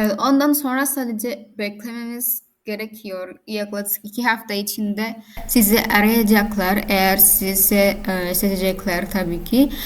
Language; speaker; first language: Turkish; non-native, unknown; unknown